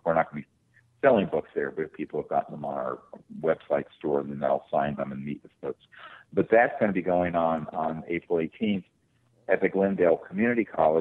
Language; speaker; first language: English; native; English